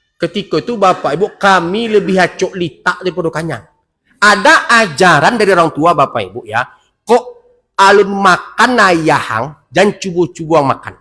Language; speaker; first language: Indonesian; non-native, local second language; Minangkabau